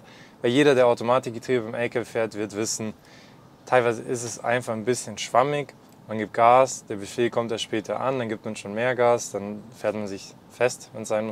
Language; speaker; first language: German; native; German